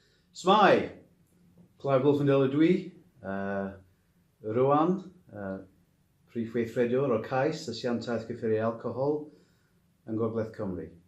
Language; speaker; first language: Welsh; non-native, learner; English